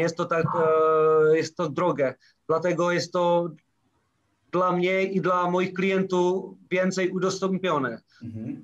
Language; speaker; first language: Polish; non-native, learner; Czech